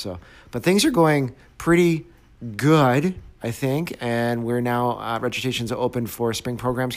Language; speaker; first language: English; native; English